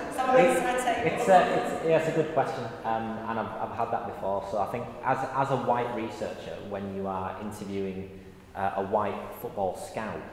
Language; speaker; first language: English; native; English